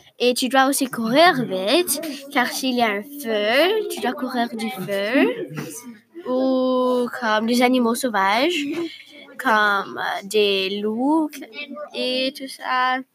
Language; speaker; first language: French; non-native, learner; English